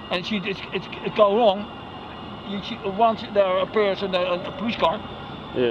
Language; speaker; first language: English; non-native, learner; Dutch